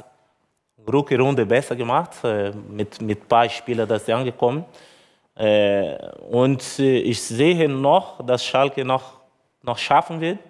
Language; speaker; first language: German; non-native, learner; Portuguese